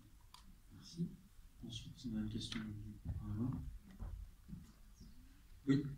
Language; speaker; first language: French; native; French